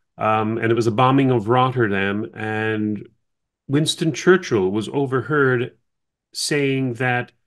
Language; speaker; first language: English; native; English